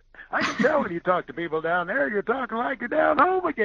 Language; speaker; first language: English; native; English